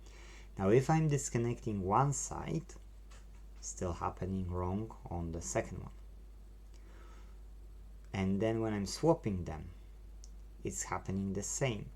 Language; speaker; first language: English; non-native, fluent; Polish